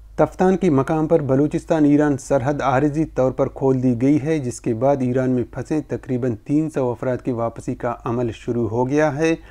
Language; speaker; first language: Urdu; non-native, local second language; Baluchi